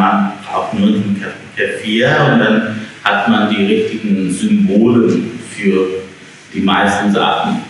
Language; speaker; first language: German; non-native, fluent; English